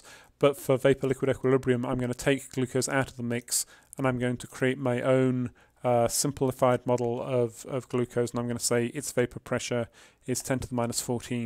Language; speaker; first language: English; native; English